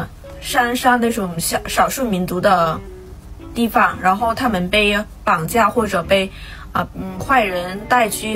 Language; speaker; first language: Chinese; non-native, fluent; Vietnamese